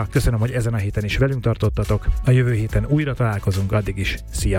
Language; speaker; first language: Hungarian; native; Hungarian